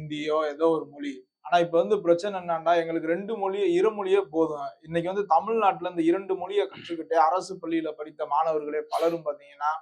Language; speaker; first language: Tamil; native; Tamil